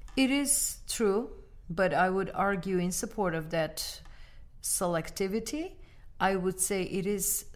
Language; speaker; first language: English; non-native, fluent; Armenian